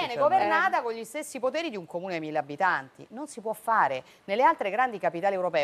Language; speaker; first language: Italian; native; Italian